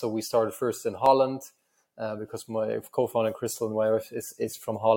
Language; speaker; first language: English; non-native, fluent; German